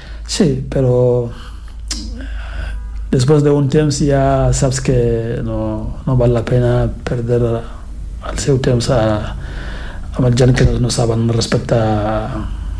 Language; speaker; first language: Catalan; non-native, fluent; Fula